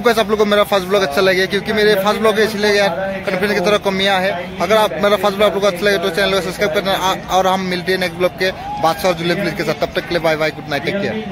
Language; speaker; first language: Hindi; non-native, local second language; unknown